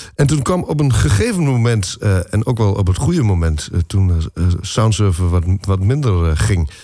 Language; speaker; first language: Dutch; native; Dutch